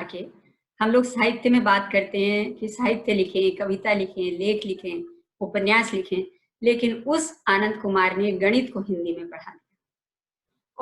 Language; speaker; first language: Hindi; native; Hindi